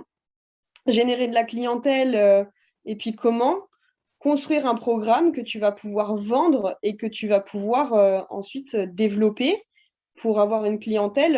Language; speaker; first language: French; native; French